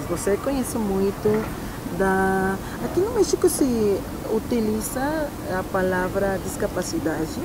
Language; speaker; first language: Portuguese; non-native, fluent; Spanish